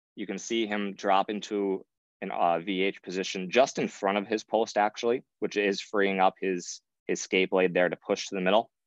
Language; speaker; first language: English; native; English